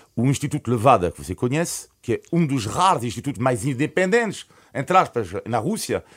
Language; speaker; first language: Portuguese; non-native, fluent; Ukrainian